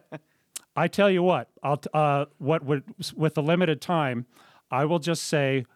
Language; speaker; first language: English; native; English